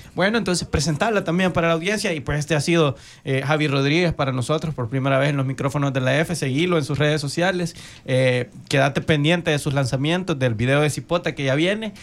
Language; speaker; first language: Spanish; native; Spanish